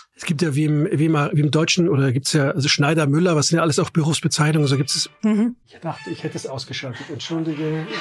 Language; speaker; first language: German; native; German